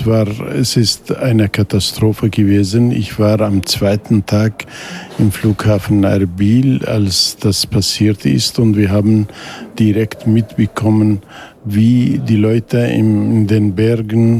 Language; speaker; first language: German; non-native, fluent; Kurdish